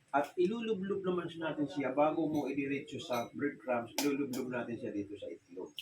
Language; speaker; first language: Filipino; non-native, local second language; Bikol